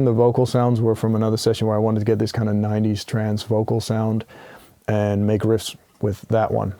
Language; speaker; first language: English; non-native, fluent; Dutch